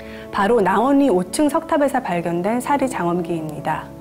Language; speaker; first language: Korean; native; Korean